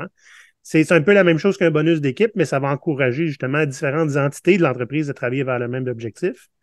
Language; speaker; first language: French; native; French